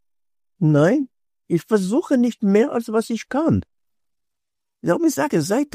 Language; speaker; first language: German; non-native, fluent; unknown